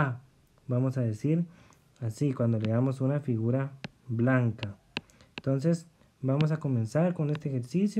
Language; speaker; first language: Spanish; native; Spanish